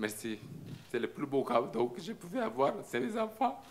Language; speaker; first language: French; non-native, fluent; Romanian